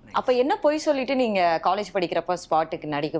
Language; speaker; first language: Tamil; native; Tamil